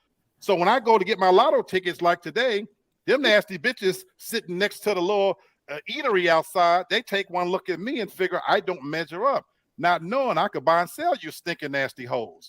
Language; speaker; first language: English; native; English